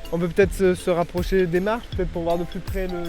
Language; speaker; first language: French; native; French